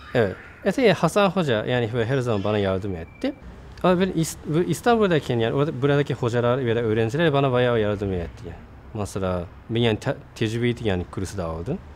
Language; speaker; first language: Turkish; non-native, fluent; Japanese